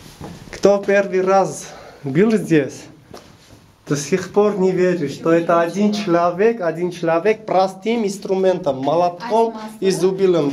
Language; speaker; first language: Russian; non-native, local second language; Armenian